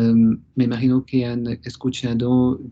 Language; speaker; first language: Spanish; non-native, fluent; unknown